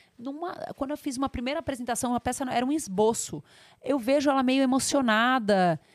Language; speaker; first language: Portuguese; native; Portuguese